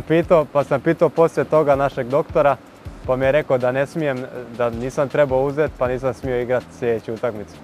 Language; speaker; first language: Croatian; early bilingual, heritage; Croatian